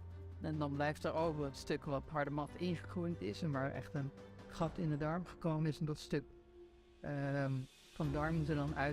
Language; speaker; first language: Dutch; native; Dutch